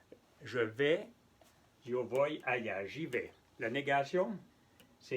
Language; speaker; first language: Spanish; non-native, fluent; French